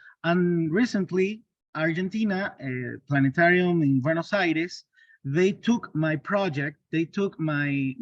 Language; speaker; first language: English; non-native, learner; Spanish